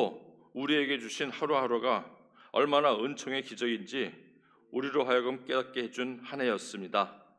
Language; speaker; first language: Korean; native; Korean